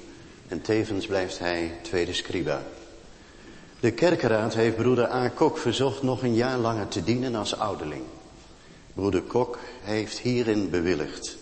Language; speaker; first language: Dutch; native; Dutch